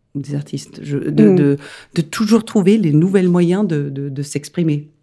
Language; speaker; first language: French; non-native, fluent; Danish